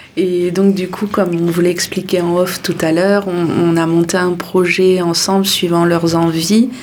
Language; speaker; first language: French; native; French